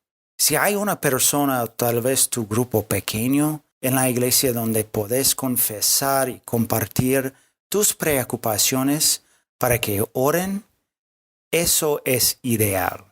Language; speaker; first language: Spanish; non-native, fluent; English